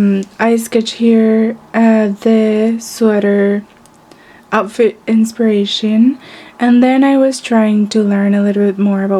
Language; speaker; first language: English; non-native, fluent; Spanish